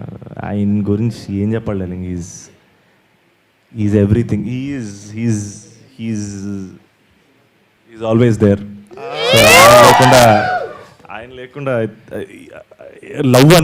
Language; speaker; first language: Telugu; native; Telugu